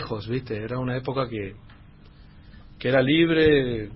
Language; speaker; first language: Spanish; non-native, fluent; Dutch